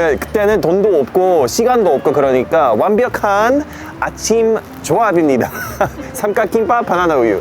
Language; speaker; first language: Korean; non-native, fluent; English